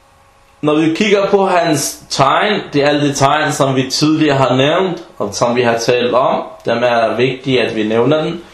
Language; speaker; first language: Danish; non-native, fluent; Arabic